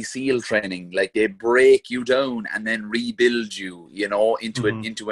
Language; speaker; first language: English; native; English